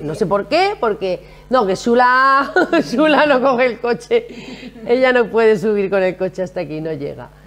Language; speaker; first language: Spanish; native; Spanish